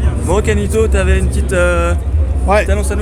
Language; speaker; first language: French; native; French